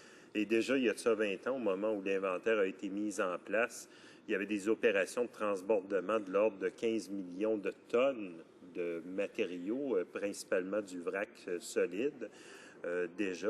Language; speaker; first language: French; native; French